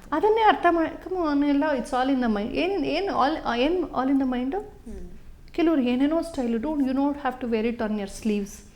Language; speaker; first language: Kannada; native; Kannada